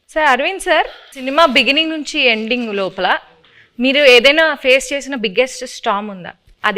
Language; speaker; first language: Telugu; native; Telugu